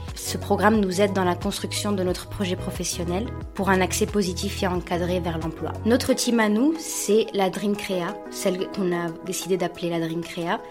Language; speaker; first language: French; non-native, local second language; Arabic